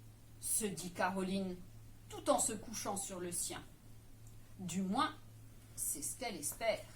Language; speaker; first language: French; native; French